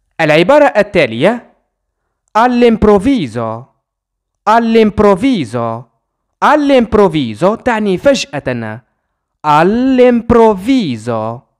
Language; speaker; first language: Italian; non-native, fluent; Arabic